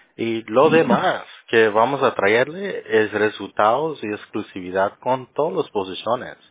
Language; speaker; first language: Spanish; early bilingual, heritage; Spanish